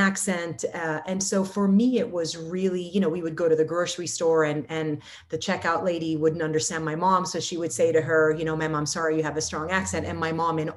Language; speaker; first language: English; non-native, fluent; Arabic